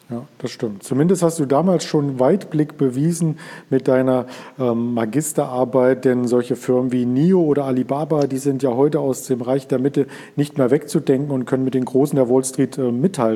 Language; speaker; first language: German; native; German